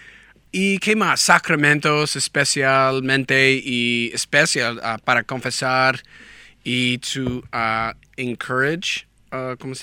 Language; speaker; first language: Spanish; non-native, learner; English